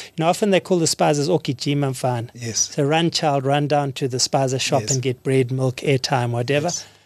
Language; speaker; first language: English; native; English